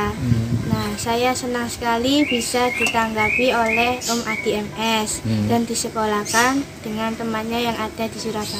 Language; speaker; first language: Indonesian; native; Indonesian